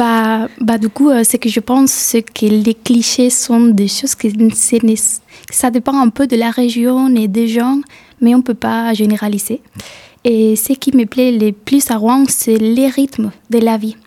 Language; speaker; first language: French; non-native, fluent; Galician